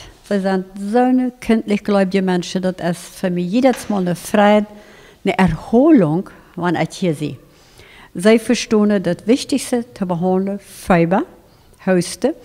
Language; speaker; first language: German; non-native, local second language; Plautdietsch